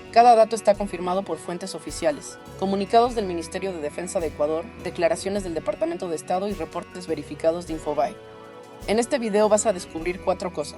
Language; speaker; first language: Spanish; native; Spanish